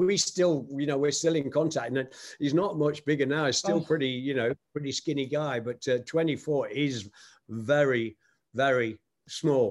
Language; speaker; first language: English; native; English